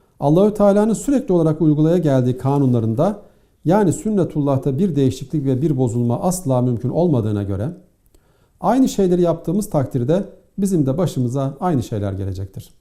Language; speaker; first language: Turkish; native; Turkish